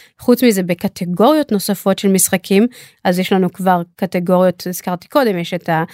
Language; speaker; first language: Hebrew; native; Hebrew